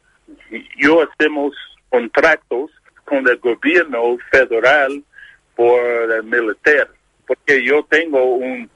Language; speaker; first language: Spanish; non-native, learner; English